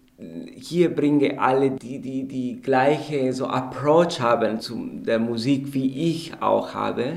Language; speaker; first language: German; non-native, fluent; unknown